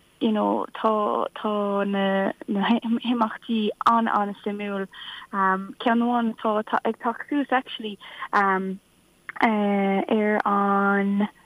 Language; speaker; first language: Irish; non-native, local second language; English